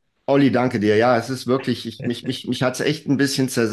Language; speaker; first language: German; native; German